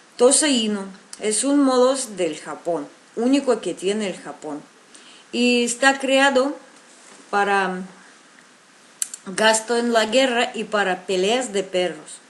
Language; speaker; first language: Spanish; non-native, fluent; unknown